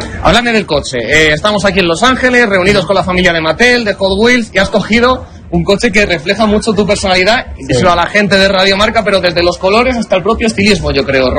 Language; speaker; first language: Spanish; native; Spanish